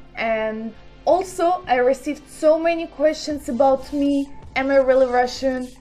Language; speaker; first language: English; non-native, fluent; Russian